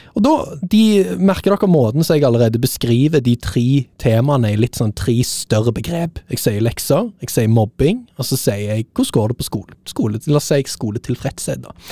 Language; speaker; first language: Norwegian; native; Norwegian